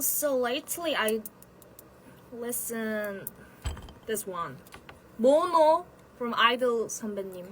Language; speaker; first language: English; non-native, learner; Korean